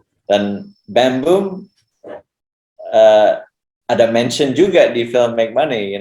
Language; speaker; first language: Indonesian; early bilingual, heritage; English